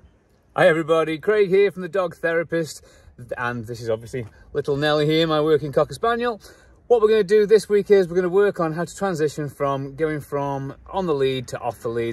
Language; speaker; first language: English; native; English